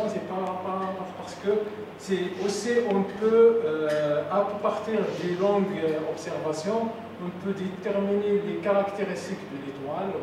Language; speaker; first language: French; non-native, local second language; Arabic